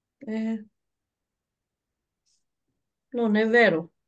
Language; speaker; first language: Italian; non-native, learner; Greek